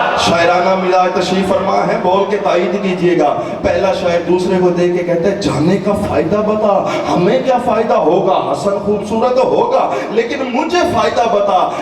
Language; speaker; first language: Urdu; non-native, local second language; Saraiki